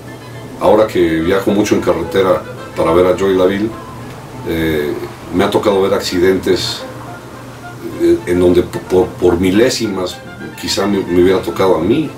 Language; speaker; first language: Spanish; native; Spanish